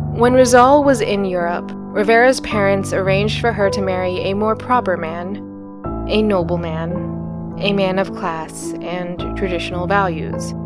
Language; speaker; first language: English; early bilingual, other home language; Filipino